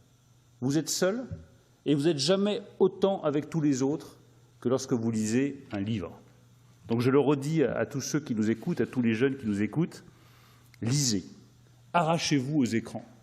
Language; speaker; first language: French; native; French